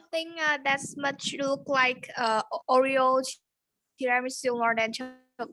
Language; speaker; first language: English; non-native, learner; Vietnamese